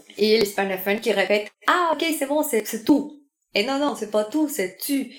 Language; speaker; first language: French; non-native, fluent; Spanish